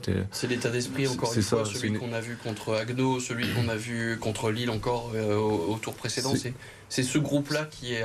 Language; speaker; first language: French; native; French